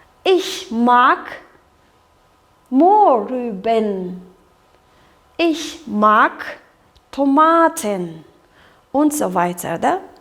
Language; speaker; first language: German; non-native, fluent; Kyrgyz